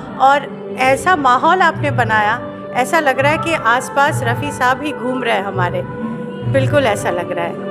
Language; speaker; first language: Hindi; non-native, local second language; Bangla